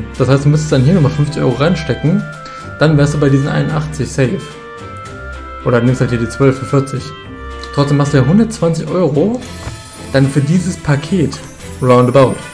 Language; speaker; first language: German; native; German